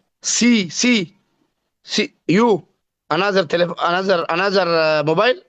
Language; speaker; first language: English; non-native, learner; Oromo